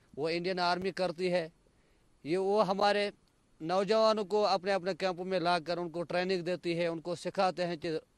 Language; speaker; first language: Hindi; non-native, local second language; Kashmiri